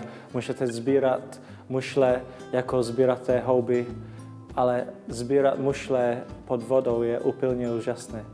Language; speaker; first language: Czech; non-native, learner; English